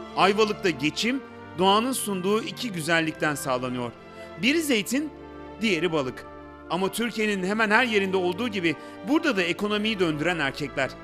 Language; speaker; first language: Turkish; native; Turkish